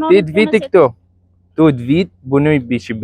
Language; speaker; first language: Albanian; non-native, learner; Arabic